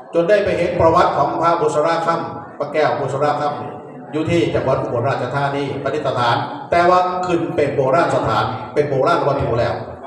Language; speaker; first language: Thai; non-native, local second language; Northeastern Thai